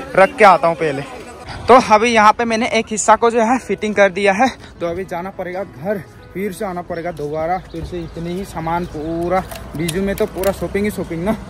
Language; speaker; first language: Hindi; non-native, local second language; Chakma